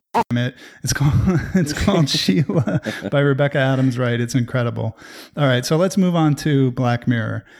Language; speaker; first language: English; native; English